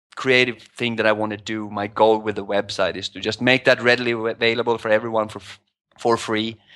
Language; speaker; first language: English; non-native, fluent; Swedish